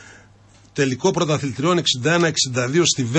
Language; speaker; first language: Greek; native; Greek